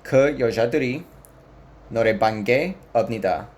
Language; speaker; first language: Korean; non-native, learner; English